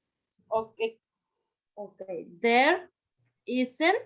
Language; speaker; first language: English; non-native, learner; Spanish